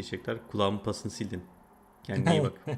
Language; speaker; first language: Turkish; native; Turkish